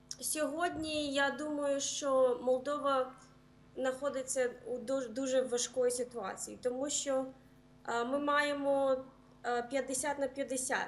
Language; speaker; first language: Ukrainian; early bilingual, heritage; Ukrainian